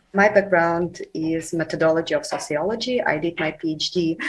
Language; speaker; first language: English; non-native, fluent; Ukrainian